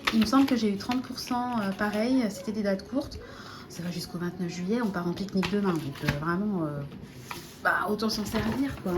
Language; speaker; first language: French; native; French